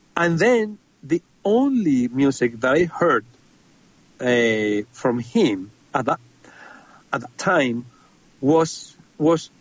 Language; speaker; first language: English; non-native, fluent; Spanish